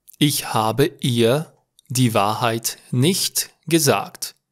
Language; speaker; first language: German; non-native, learner; Romanian